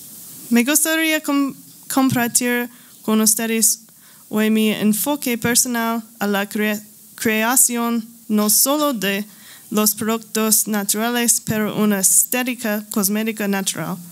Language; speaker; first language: Spanish; non-native, learner; English